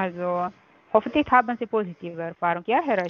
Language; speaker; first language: German; non-native, fluent; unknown